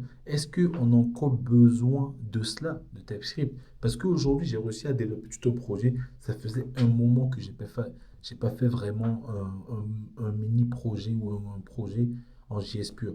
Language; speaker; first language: French; native; French